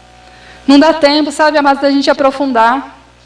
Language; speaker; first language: Portuguese; native; Portuguese